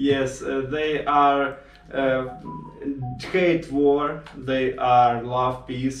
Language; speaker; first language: English; non-native, learner; Russian